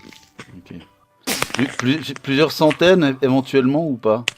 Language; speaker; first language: French; native; French